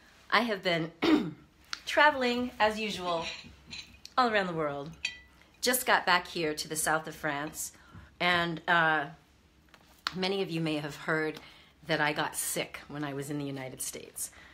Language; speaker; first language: English; native; English